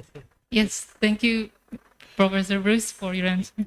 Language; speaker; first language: English; non-native, fluent; Indonesian